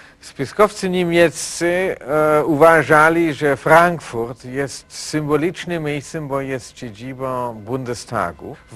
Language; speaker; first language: Polish; non-native, fluent; German